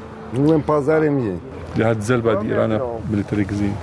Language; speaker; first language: German; non-native, learner; Kurdish